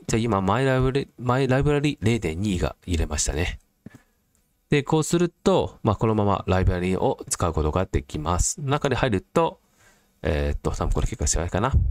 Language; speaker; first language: Japanese; non-native, fluent; Cantonese